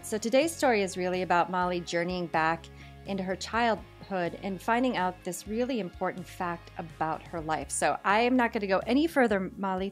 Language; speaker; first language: English; native; English